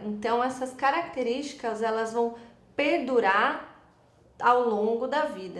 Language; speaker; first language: Portuguese; native; Portuguese